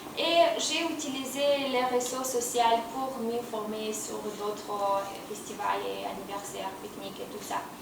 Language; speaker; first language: French; non-native, learner; Romanian